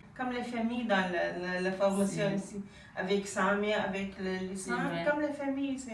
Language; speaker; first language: French; non-native, learner; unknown